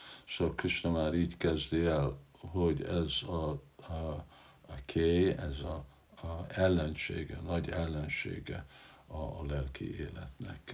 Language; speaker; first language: Hungarian; non-native, fluent; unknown